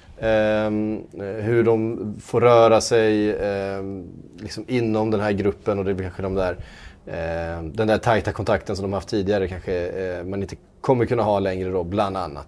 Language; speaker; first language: Swedish; native; Swedish